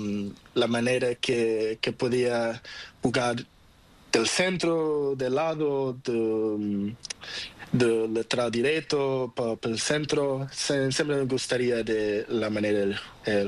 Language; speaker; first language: Spanish; non-native, learner; Portuguese